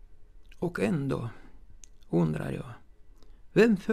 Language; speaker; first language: Swedish; non-native, fluent; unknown